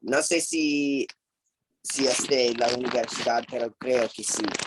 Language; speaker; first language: Spanish; non-native, fluent; English